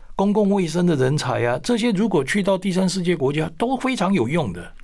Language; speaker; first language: Chinese; native; Chinese